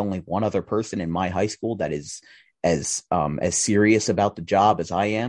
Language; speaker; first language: English; native; English